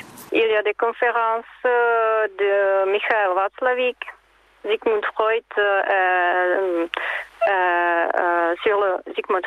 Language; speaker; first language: French; non-native, fluent; Czech